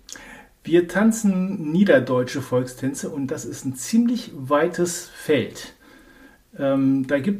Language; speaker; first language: German; native; German